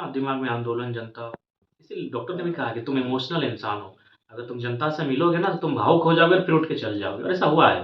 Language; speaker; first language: Hindi; non-native, local second language; Magahi